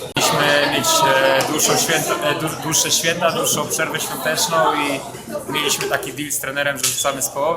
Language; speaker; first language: Polish; non-native, learner; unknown